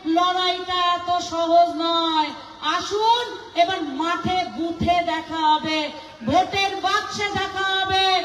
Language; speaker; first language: Bangla; non-native, local second language; Nepali